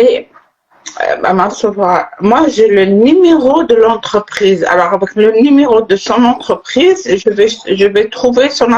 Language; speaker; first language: French; non-native, local second language; Arabic